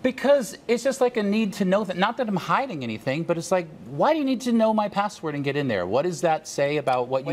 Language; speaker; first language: English; native; English